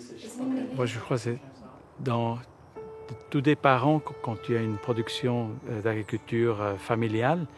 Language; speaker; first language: French; early bilingual, heritage; Spanish